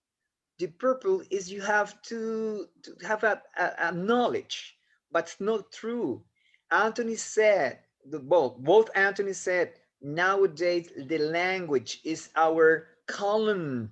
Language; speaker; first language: English; non-native, fluent; Spanish